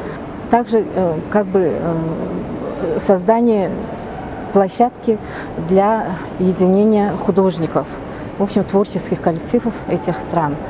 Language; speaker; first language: Russian; non-native, local second language; Tajik